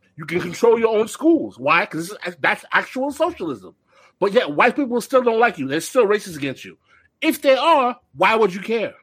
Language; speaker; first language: English; early bilingual, other home language; Haitian Creole